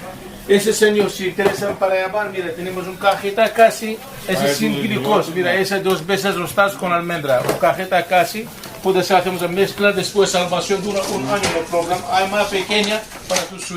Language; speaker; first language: Spanish; non-native, learner; Turkish